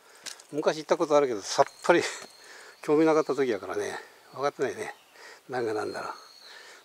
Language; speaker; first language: Japanese; native; Japanese